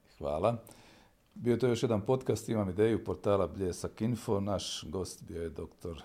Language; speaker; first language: Bosnian; native; Bosnian